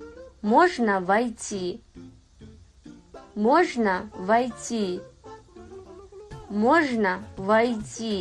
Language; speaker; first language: Russian; non-native, fluent; Kazakh